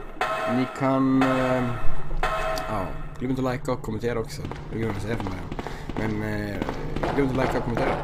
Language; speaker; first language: Swedish; native; Swedish